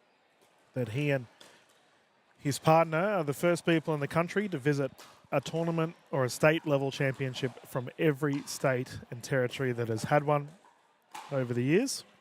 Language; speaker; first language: English; native; English